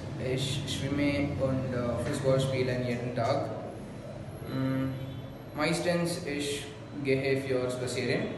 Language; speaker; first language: German; non-native, learner; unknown